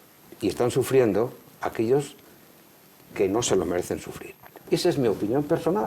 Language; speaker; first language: Spanish; native; Spanish